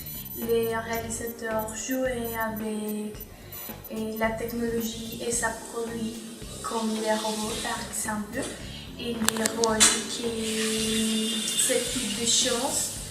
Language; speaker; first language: French; non-native, learner; Spanish